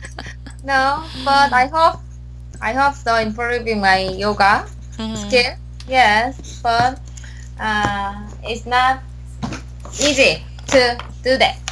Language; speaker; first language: English; non-native, learner; Korean